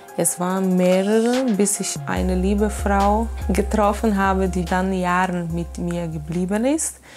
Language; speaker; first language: German; non-native, fluent; Portuguese